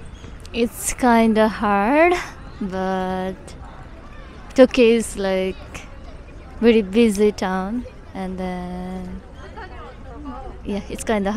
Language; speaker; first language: English; non-native, fluent; Nepali